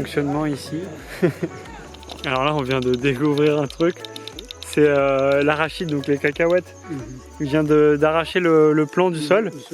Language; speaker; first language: French; native; French